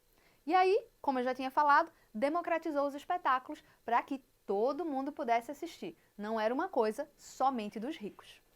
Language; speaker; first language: Portuguese; native; Portuguese